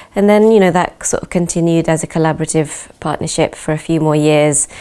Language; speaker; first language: English; native; English